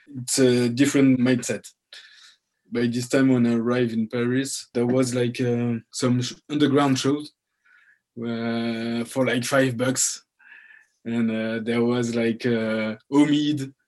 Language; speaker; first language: English; early bilingual, heritage; French